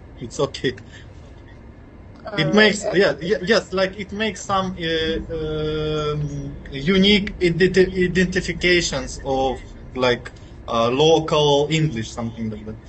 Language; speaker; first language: English; non-native, fluent; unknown